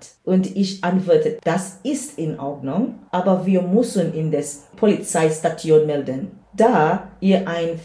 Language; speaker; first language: German; non-native, learner; English